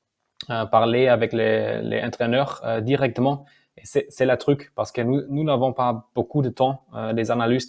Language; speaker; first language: French; non-native, learner; German